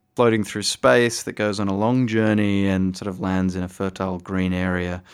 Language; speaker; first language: English; native; English